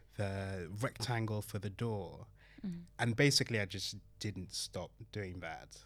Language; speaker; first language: English; early bilingual, other home language; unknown